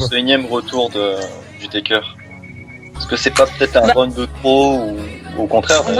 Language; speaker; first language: French; native; French